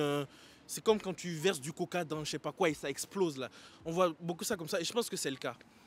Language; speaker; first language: French; native; French